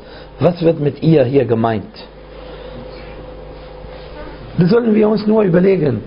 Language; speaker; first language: German; non-native, fluent; Arabic